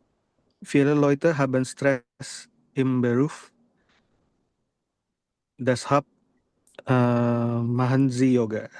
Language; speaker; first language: German; non-native, learner; Indonesian